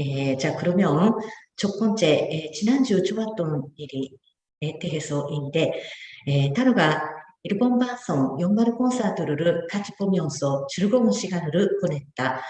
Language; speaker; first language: Korean; non-native, fluent; Japanese